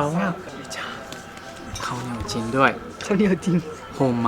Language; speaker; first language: Thai; non-native, learner; Japanese